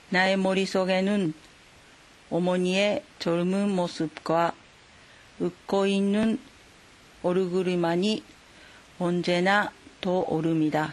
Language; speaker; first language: Korean; non-native, fluent; Japanese